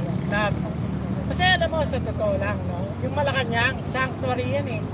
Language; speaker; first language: Filipino; native; Filipino